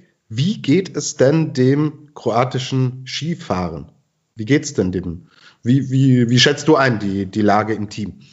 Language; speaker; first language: German; native; German